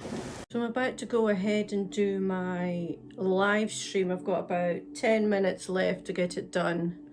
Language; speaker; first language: English; native; English